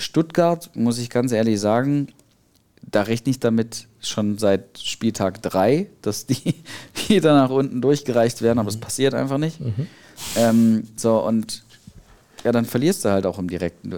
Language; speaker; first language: German; native; German